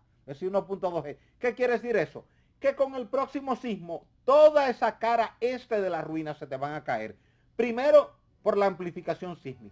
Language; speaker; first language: Spanish; native; Spanish